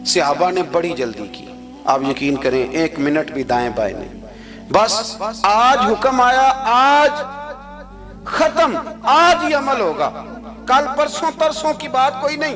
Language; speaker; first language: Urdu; non-native, local second language; Punjabi